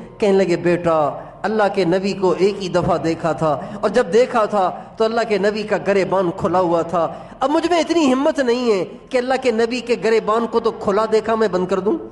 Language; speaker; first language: Urdu; non-native, local second language; Sindhi